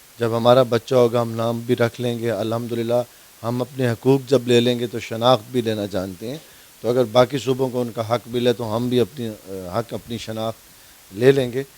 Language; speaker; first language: Urdu; non-native, local second language; Saraiki